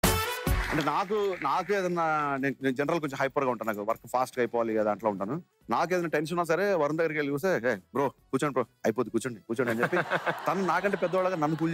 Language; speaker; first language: Telugu; native; Telugu